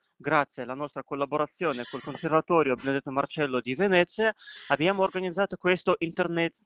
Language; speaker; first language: Italian; non-native, fluent; Kazakh